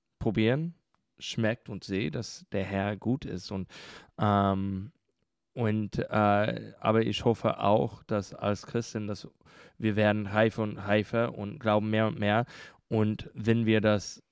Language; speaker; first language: German; non-native, learner; English